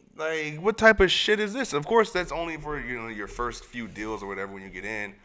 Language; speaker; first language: English; native; English